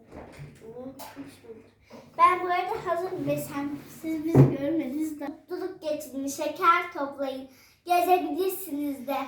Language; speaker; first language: Turkish; native; Turkish